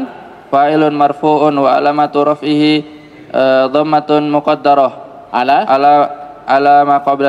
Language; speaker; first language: Arabic; non-native, fluent; Indonesian